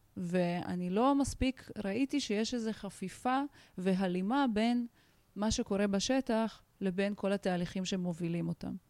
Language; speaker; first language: Hebrew; non-native, fluent; Russian